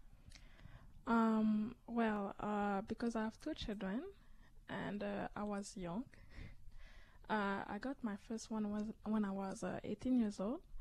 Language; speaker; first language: English; native; English